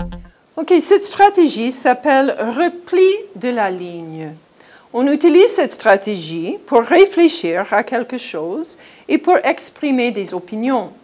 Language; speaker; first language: French; non-native, fluent; English